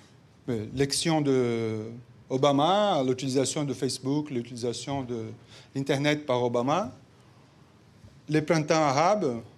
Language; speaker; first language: French; non-native, fluent; Portuguese